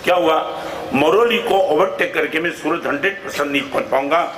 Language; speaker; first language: Hindi; non-native, local second language; Gujarati